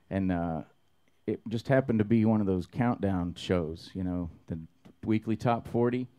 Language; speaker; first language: English; native; English